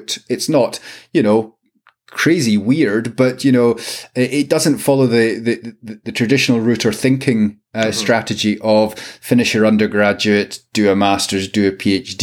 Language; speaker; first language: English; native; English